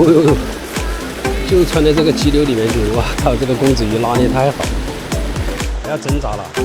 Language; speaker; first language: Chinese; native; Chinese